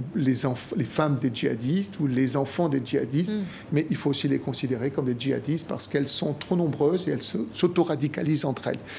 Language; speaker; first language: French; native; French